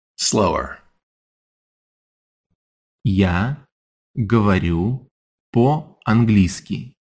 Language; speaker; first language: Russian; non-native, fluent; English